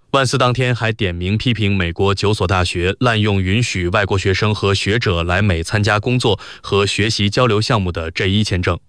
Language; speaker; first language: Chinese; native; Chinese